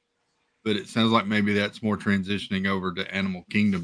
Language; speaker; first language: English; native; English